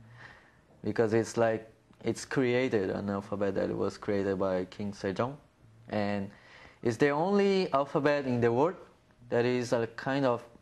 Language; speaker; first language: English; non-native, fluent; Portuguese